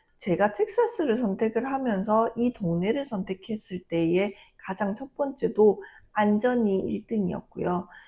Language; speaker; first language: Korean; native; Korean